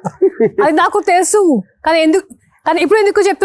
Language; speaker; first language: Telugu; non-native, local second language; Hindi